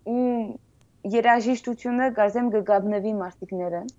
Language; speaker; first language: Armenian; early bilingual, heritage; French